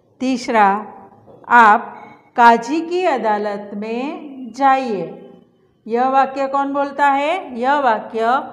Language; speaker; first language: Hindi; non-native, local second language; Gujarati